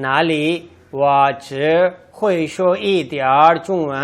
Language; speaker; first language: Chinese; non-native, learner; Urdu